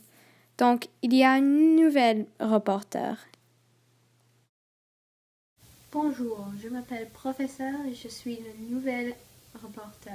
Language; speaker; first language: French; non-native, learner; English